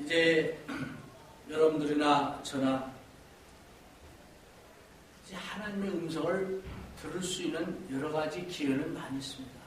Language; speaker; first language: Korean; native; Korean